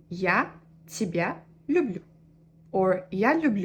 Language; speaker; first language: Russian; non-native, fluent; Turkish